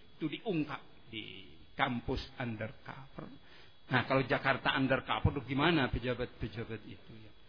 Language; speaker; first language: Indonesian; native; Indonesian